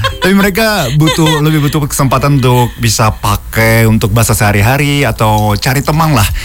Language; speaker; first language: Indonesian; non-native, fluent; Japanese